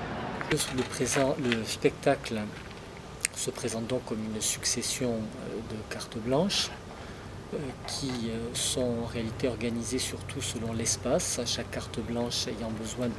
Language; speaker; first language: French; native; French